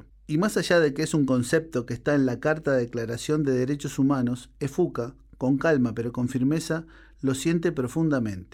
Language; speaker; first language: Spanish; native; Spanish